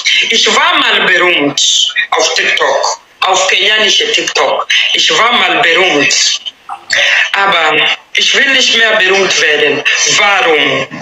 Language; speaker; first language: German; non-native, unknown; Swahili